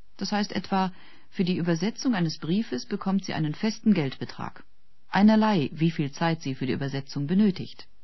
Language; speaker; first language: German; native; German